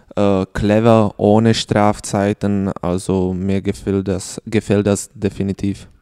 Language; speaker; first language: German; non-native, learner; Czech